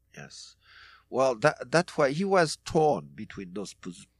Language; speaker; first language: English; non-native, fluent; French